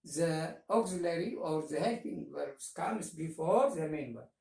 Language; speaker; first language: English; non-native, local second language; Amharic